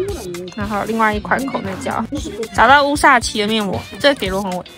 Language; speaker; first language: Chinese; native; Chinese